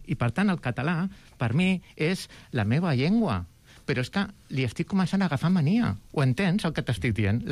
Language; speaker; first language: Catalan; native; Catalan